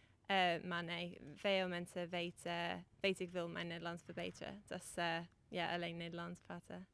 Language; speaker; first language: Dutch; non-native, learner; English